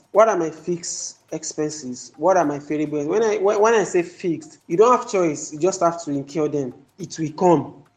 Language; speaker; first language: English; non-native, local second language; Yoruba